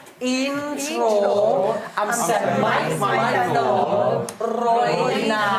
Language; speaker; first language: Welsh; non-native, learner; English